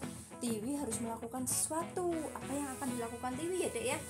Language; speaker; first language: Indonesian; native; Indonesian